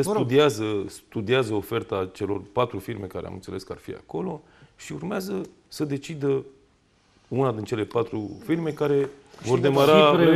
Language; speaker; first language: Romanian; native; Romanian